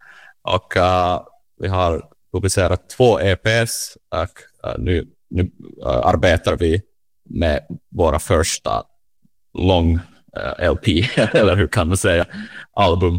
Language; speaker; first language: Swedish; non-native, learner; Finnish